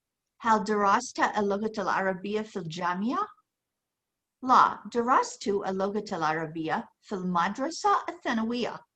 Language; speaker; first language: Arabic; non-native, fluent; English